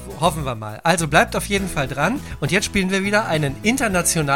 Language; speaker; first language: German; native; German